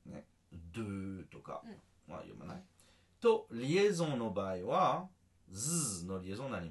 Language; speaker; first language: Japanese; non-native, learner; French